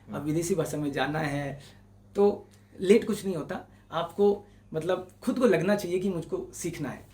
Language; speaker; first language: Hindi; non-native, local second language; Marwari